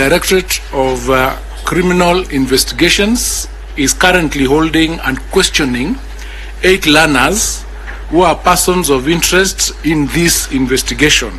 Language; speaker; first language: English; non-native, local second language; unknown